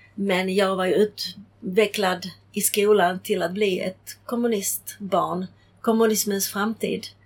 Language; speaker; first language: Swedish; early bilingual, other home language; Czech